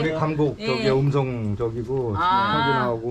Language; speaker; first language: Korean; native; Korean